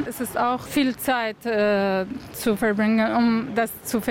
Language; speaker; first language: German; non-native, learner; Arabic